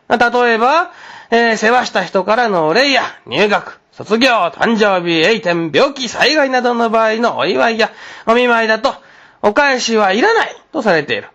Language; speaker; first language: Japanese; non-native, fluent; Chinese